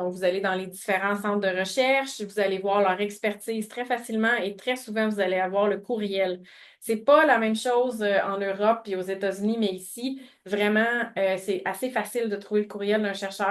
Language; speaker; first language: French; native; French